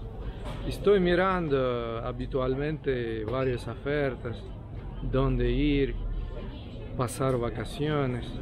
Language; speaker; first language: Spanish; non-native, fluent; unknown